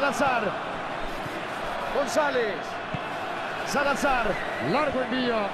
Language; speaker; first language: Spanish; native; Spanish